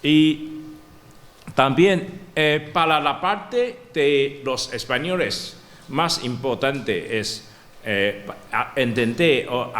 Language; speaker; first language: Spanish; non-native, learner; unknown